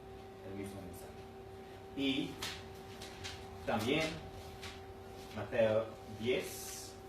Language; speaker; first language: Spanish; non-native, fluent; English